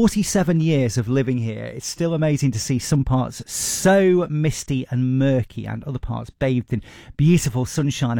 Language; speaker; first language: English; native; English